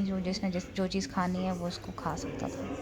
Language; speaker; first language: Hindi; native; Hindi